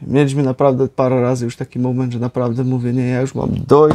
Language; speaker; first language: Polish; native; Polish